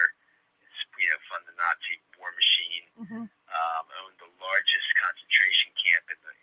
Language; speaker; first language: English; native; English